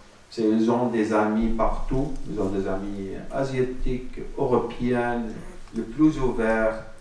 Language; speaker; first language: French; non-native, learner; Arabic